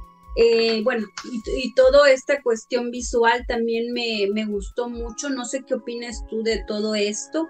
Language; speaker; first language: Spanish; native; Spanish